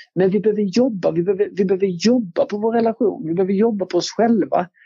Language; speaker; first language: Swedish; native; Swedish